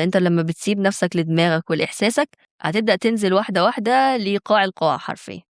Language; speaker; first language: Arabic; native; Arabic